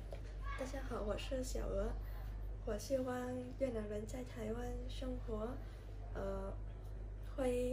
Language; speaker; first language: Chinese; non-native, learner; Vietnamese